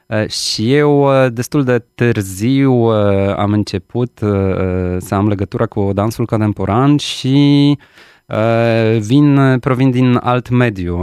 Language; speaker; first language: Romanian; non-native, fluent; Polish